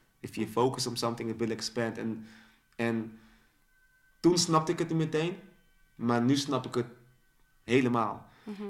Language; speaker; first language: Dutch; early bilingual, other home language; Sranan Tongo